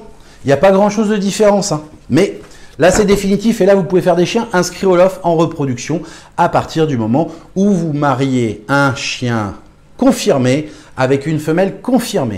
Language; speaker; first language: French; native; French